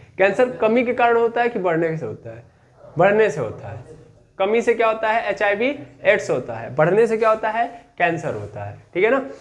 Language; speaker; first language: Hindi; native; Hindi